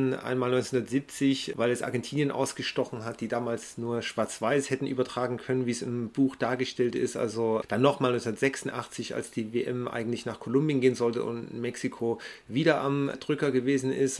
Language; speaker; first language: German; native; German